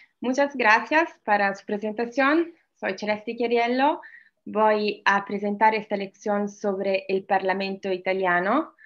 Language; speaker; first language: Spanish; non-native, learner; Italian